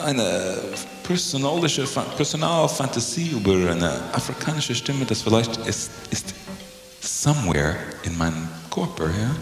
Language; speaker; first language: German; non-native, learner; English